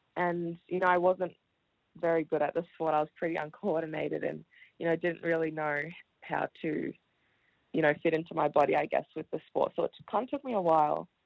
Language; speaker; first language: English; native; English